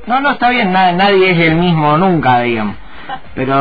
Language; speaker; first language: Spanish; native; Spanish